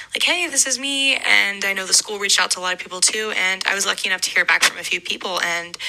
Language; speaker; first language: English; native; English